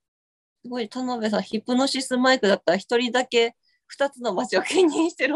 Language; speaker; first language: Japanese; native; Japanese